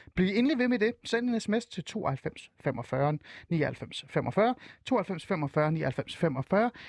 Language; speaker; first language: Danish; early bilingual, other home language; Persian